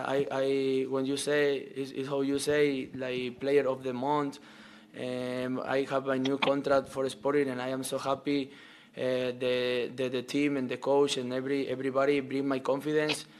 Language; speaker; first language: English; non-native, learner; Spanish